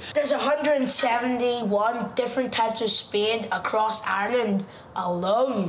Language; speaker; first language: English; native; English